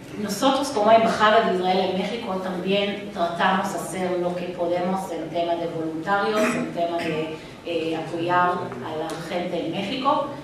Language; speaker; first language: Spanish; non-native, fluent; Hebrew